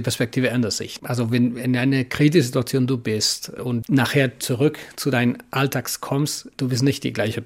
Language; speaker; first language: German; non-native, fluent; Spanish